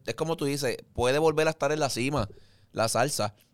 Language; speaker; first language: Spanish; native; Spanish